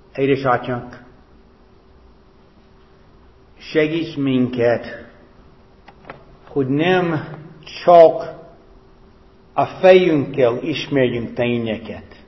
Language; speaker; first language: Hungarian; non-native, fluent; English